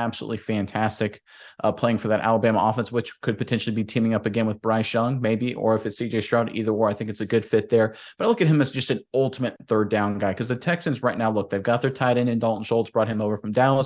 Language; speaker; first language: English; native; English